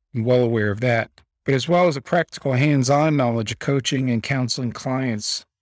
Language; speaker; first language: English; native; English